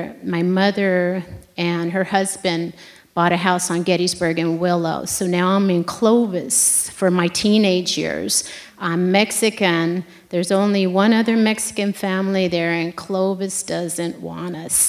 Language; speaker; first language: English; native; English